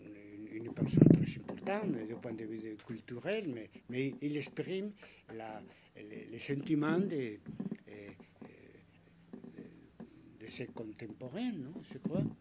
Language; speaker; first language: French; non-native, fluent; Spanish